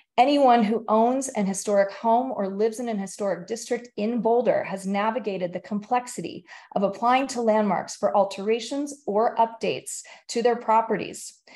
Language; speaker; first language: English; native; English